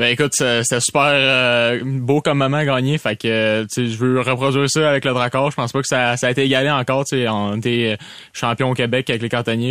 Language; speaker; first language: French; native; French